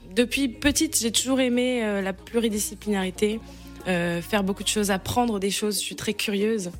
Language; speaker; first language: French; native; French